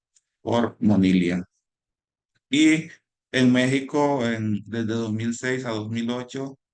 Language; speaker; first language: Spanish; native; Spanish